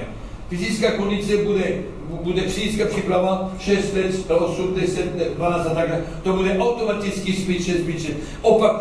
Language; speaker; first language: Czech; non-native, learner; French